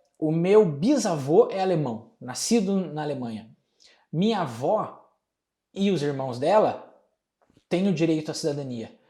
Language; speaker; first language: Portuguese; native; Portuguese